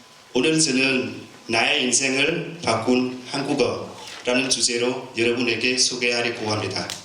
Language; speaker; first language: Korean; non-native, learner; Vietnamese